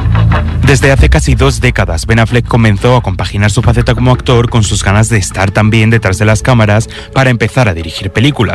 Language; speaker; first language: Spanish; native; Spanish